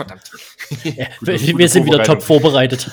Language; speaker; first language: German; native; German